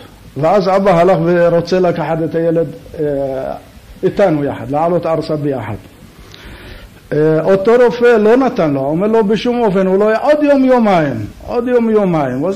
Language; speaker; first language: Hebrew; early bilingual, other home language; Arabic